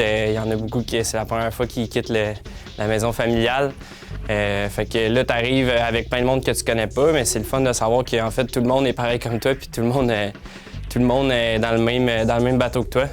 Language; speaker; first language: French; native; French